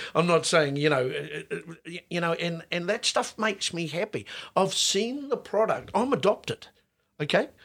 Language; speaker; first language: English; native; English